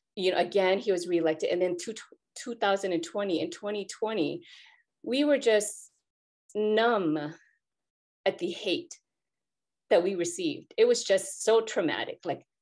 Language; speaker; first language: English; native; English